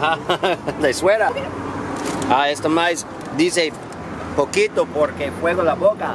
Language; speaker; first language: Spanish; non-native, learner; English